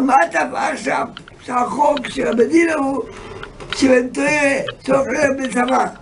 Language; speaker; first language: Hebrew; non-native, fluent; Yiddish